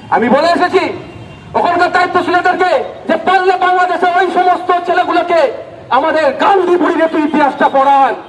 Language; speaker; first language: Bangla; native; Bangla